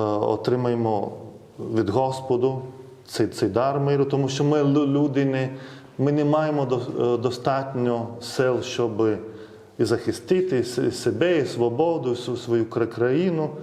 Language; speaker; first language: Ukrainian; non-native, fluent; Lithuanian